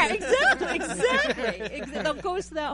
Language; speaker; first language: English; native; English